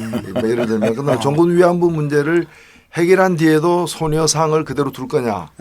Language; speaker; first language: Korean; native; Korean